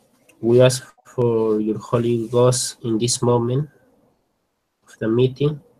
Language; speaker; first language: English; non-native, learner; Spanish